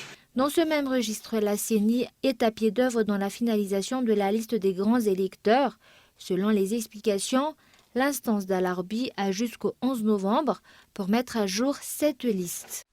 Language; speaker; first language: French; non-native, local second language; Malagasy